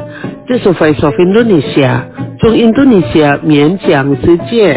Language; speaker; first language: Chinese; early bilingual, heritage; Chinese